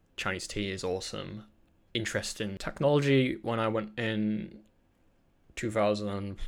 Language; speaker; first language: English; native; English